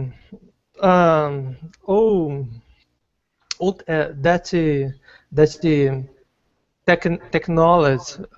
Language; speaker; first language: English; non-native, learner; Portuguese